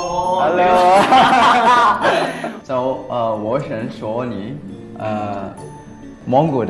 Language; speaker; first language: Chinese; non-native, learner; Japanese